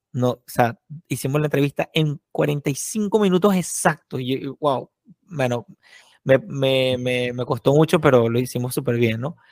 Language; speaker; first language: Spanish; native; Spanish